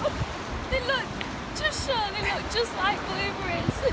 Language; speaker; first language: English; native; English